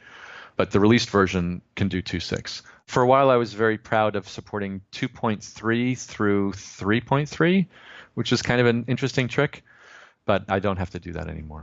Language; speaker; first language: English; native; English